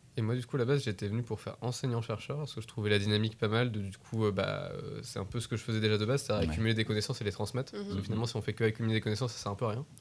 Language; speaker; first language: French; native; French